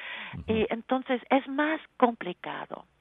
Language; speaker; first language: Spanish; non-native, learner; English